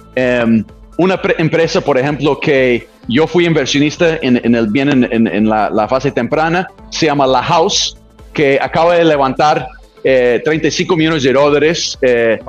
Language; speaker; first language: Spanish; non-native, fluent; English